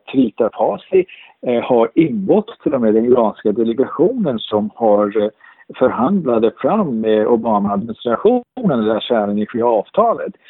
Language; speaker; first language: Swedish; non-native, fluent; Persian